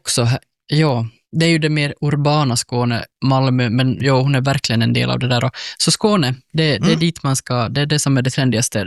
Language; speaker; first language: Swedish; native; Swedish